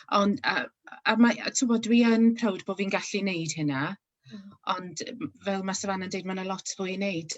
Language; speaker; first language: Welsh; non-native, local second language; English